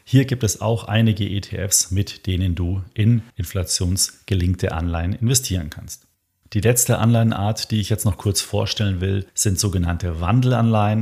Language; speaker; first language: German; native; German